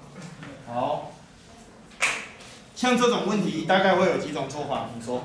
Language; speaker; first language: Chinese; native; Chinese